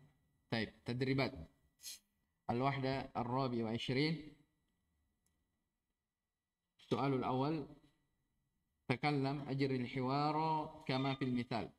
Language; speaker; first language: Arabic; non-native, fluent; Indonesian